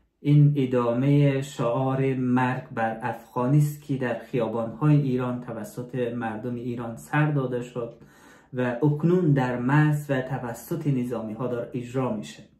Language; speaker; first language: Persian; native; Persian